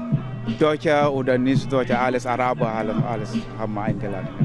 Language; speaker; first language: German; non-native, learner; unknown